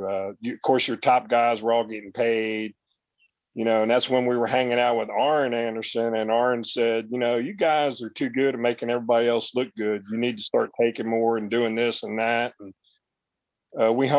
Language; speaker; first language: English; native; English